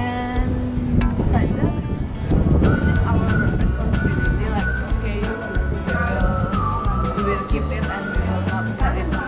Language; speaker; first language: English; non-native, learner; Indonesian